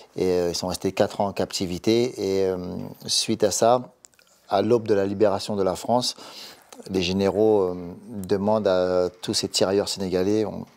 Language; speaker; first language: French; native; French